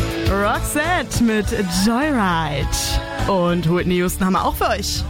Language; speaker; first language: German; native; German